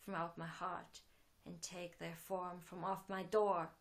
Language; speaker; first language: English; non-native, fluent; German